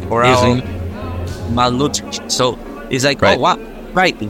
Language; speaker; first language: English; non-native, fluent; Spanish